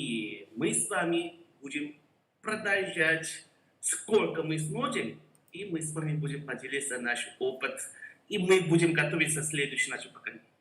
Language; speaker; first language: Russian; non-native, learner; Korean